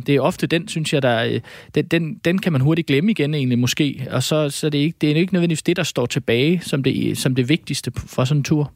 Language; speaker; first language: Danish; native; Danish